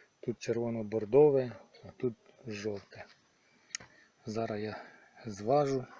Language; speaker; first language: Ukrainian; native; Ukrainian